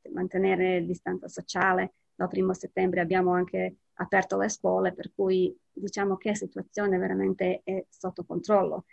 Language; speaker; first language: Italian; non-native, fluent; Bosnian